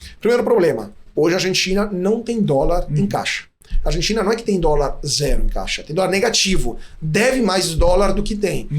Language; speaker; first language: Portuguese; non-native, fluent; Italian